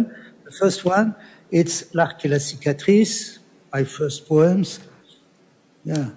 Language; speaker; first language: English; non-native, learner; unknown